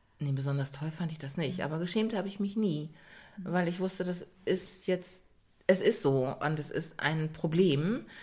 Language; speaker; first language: German; native; German